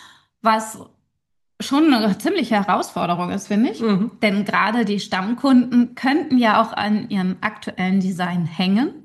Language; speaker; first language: German; native; German